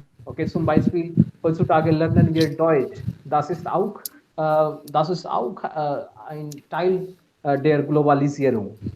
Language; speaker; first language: German; non-native, fluent; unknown